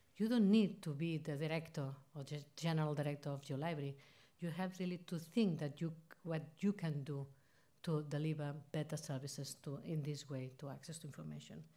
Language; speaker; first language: English; non-native, fluent; Spanish